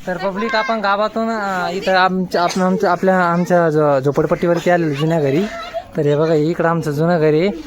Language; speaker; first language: Marathi; native; Marathi